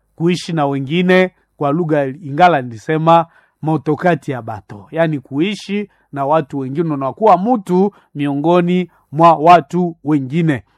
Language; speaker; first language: Swahili; non-native, local second language; Nande